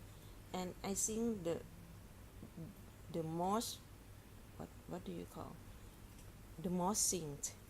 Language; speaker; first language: English; non-native, learner; Thai